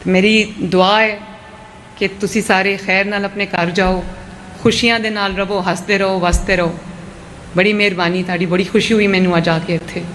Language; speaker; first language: Punjabi; native; Punjabi